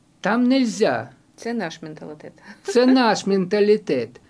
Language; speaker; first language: Ukrainian; non-native, local second language; Russian